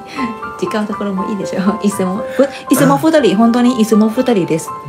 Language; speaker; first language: Japanese; non-native, learner; Thai